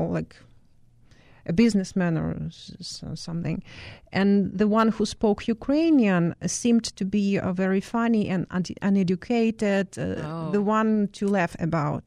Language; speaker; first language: English; non-native, fluent; Ukrainian